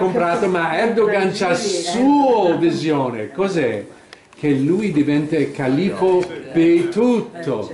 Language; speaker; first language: Italian; non-native, fluent; English